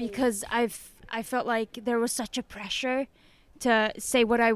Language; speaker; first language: English; non-native, fluent; Swedish